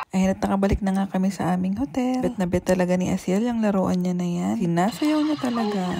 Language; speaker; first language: Filipino; native; Filipino